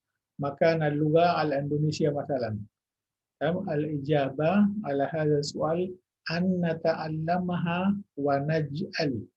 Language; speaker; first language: Arabic; non-native, fluent; Indonesian